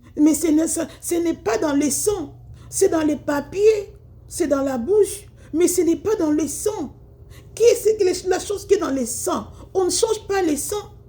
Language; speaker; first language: French; non-native, local second language; Lingala